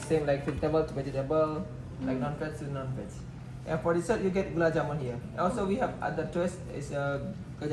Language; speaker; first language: English; non-native, learner; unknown